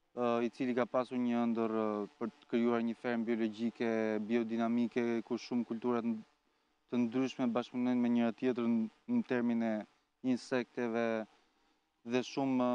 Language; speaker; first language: Albanian; native; Albanian